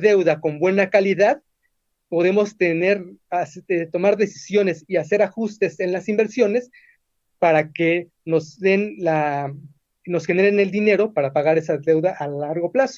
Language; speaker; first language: Spanish; native; Spanish